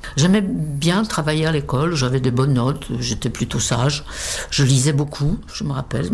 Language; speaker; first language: French; non-native, fluent; Czech